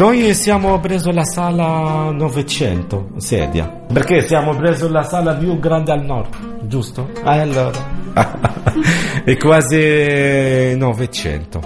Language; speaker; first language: Italian; non-native, learner; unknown